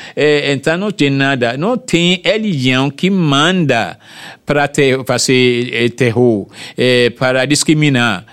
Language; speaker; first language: Portuguese; non-native, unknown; Yoruba